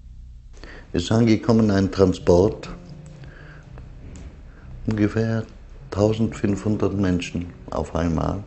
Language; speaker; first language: German; non-native, learner; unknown